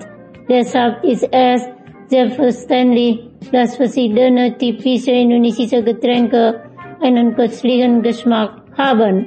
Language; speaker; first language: German; non-native, fluent; Indonesian